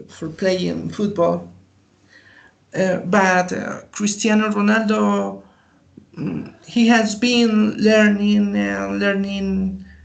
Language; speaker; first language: English; non-native, learner; Spanish